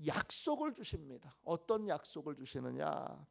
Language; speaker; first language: Korean; native; Korean